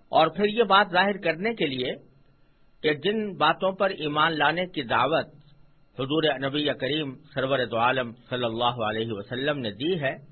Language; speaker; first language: Urdu; native; Urdu